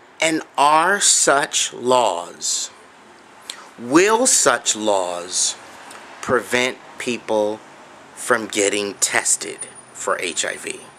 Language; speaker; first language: English; native; English